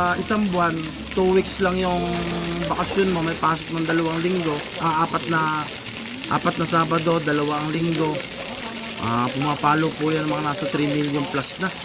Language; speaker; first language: Filipino; native; Filipino